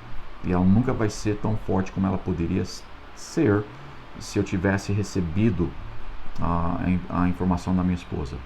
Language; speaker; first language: Portuguese; non-native, fluent; English